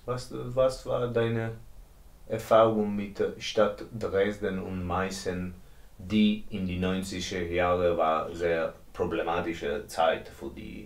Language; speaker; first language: German; non-native, learner; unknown